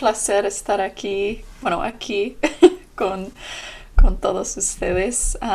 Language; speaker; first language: Spanish; non-native, fluent; English